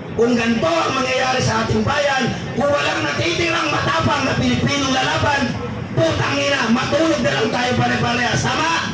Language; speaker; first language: Filipino; native; Filipino